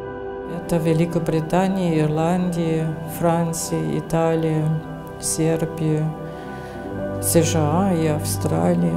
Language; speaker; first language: Russian; non-native, fluent; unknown